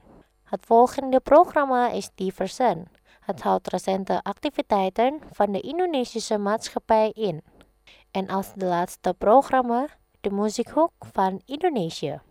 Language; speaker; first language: Dutch; non-native, fluent; Indonesian